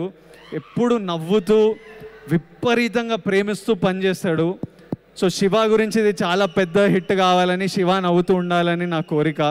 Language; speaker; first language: Telugu; native; Telugu